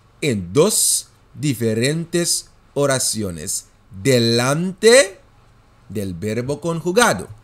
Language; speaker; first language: Spanish; non-native, fluent; Dutch